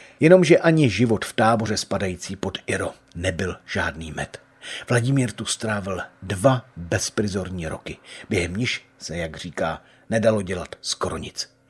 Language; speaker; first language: Czech; native; Czech